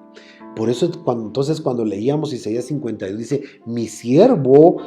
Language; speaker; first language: Spanish; native; Spanish